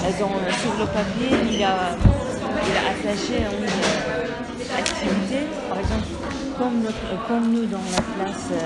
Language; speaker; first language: French; non-native, learner; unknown